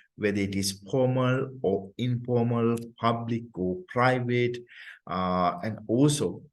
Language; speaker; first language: English; non-native, local second language; Sinhala